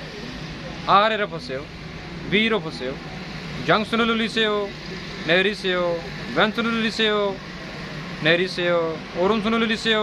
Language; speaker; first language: Korean; non-native, fluent; Urdu